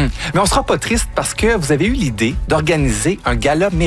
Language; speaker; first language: French; native; French